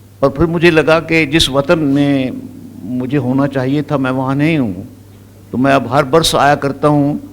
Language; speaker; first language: Urdu; non-native, local second language; Punjabi